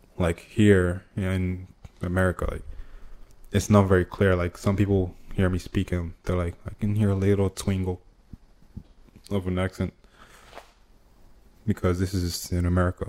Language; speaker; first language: English; non-native, local second language; Igbo